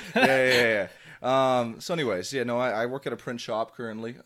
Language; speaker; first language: English; native; English